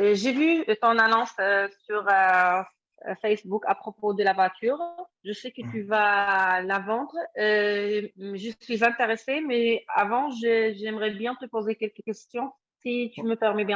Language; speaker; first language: French; non-native, fluent; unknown